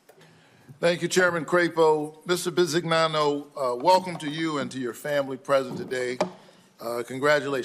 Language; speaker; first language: English; native; English